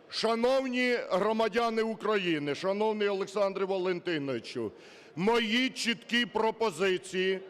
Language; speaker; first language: Ukrainian; native; Ukrainian